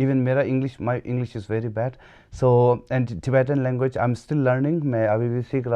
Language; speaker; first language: Hindi; non-native, local second language; Tibetan